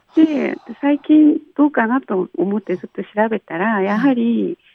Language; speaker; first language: Japanese; non-native, fluent; Korean